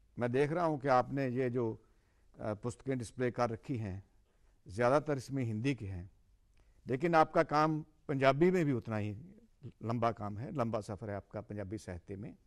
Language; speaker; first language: Hindi; non-native, local second language; Punjabi